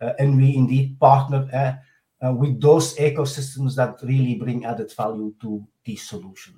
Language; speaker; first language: English; non-native, fluent; Dutch